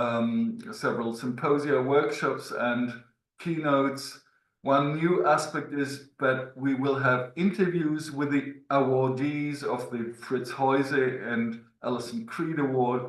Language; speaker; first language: English; non-native, fluent; German